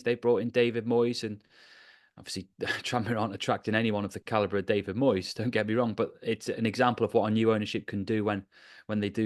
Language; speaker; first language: English; native; English